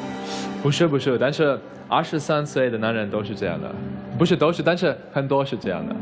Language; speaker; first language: Chinese; non-native, learner; German